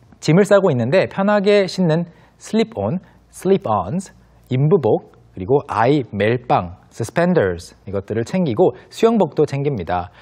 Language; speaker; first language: Korean; native; Korean